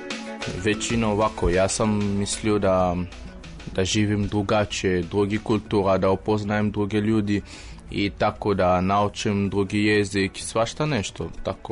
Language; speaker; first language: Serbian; non-native, learner; French